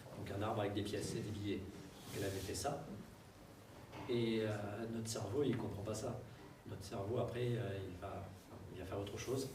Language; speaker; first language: French; native; French